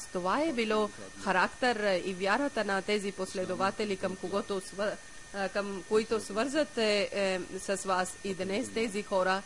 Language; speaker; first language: Bulgarian; non-native, learner; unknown